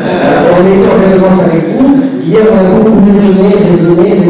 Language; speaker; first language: French; native; French